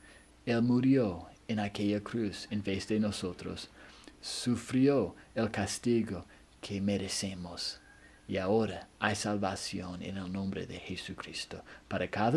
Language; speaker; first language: Spanish; non-native, fluent; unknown